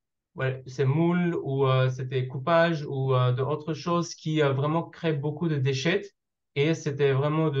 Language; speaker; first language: French; non-native, learner; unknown